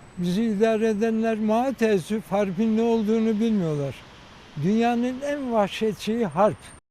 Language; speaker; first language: Turkish; native; Turkish